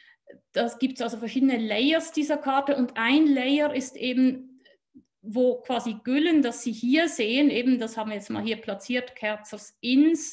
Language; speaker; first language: German; native; German